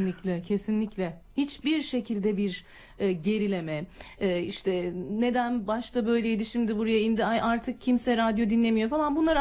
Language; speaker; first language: Turkish; native; Turkish